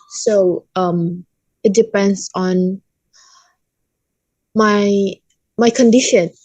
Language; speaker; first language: English; non-native, learner; Indonesian